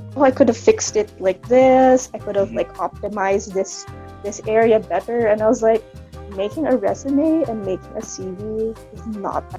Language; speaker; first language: English; non-native, local second language; Cebuano